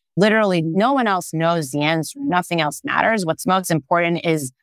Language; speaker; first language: English; non-native, fluent; Hebrew